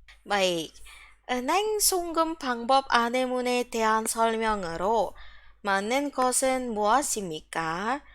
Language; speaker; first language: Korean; non-native, fluent; Indonesian